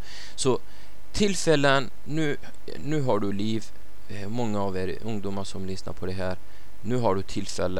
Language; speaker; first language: Swedish; non-native, fluent; Arabic